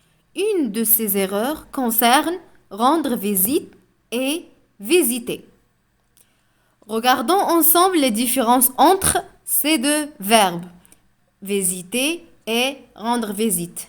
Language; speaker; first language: French; non-native, local second language; Arabic